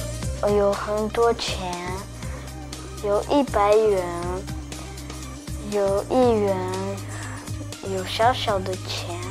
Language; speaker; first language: Chinese; non-native, learner; French